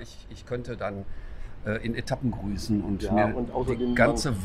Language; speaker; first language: German; native; German